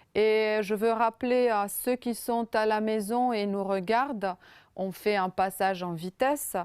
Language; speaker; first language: French; non-native, fluent; Romanian